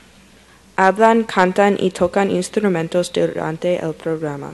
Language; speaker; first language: Spanish; non-native, learner; English